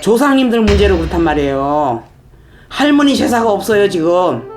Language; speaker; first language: Korean; native; Korean